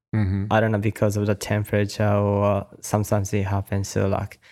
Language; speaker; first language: English; non-native, learner; Japanese